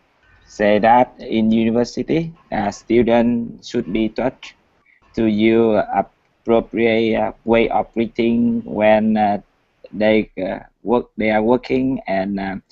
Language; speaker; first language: English; non-native, learner; Vietnamese